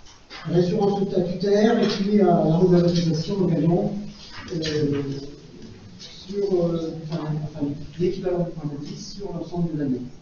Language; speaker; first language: French; native; French